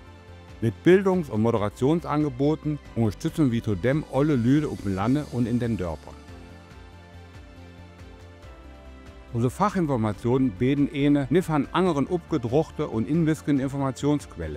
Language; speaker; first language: German; native; German